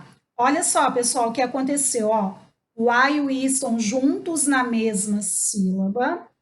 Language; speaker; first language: Portuguese; native; Portuguese